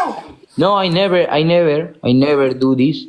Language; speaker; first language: English; non-native, learner; Spanish